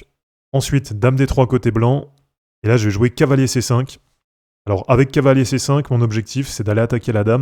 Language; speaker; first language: French; native; French